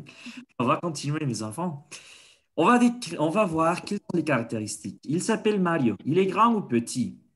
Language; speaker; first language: French; non-native, fluent; Spanish